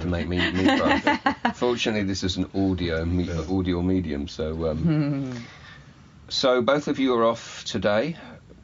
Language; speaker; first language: English; native; English